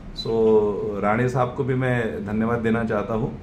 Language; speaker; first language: Hindi; non-native, local second language; Marathi